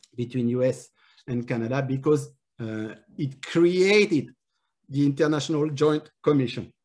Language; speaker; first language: English; non-native, fluent; French